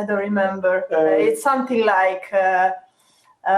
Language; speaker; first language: English; non-native, fluent; Italian